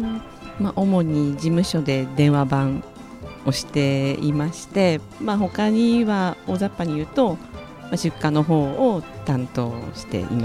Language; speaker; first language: Japanese; native; Japanese